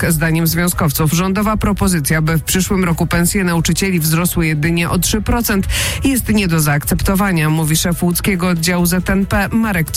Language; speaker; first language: Polish; native; Polish